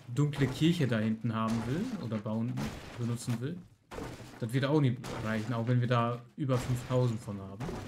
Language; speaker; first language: German; native; German